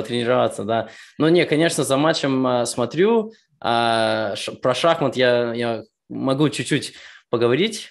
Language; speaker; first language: Russian; early bilingual, heritage; Russian